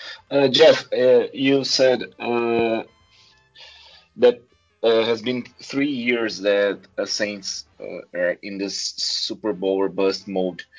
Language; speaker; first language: English; non-native, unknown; Portuguese